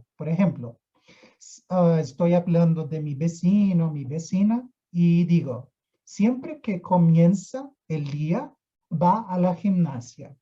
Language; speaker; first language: Spanish; non-native, fluent; Portuguese